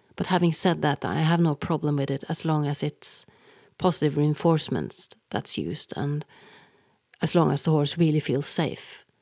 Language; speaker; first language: English; non-native, fluent; Norwegian